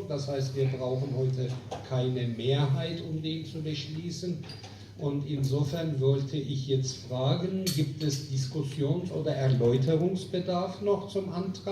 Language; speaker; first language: German; native; German